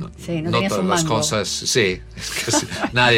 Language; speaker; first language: Spanish; non-native, learner; English